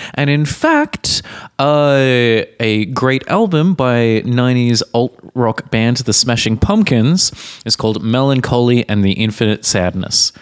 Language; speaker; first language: English; native; English